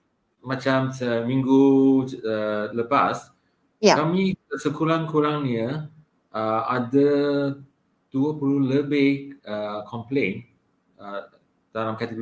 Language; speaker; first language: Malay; non-native, local second language; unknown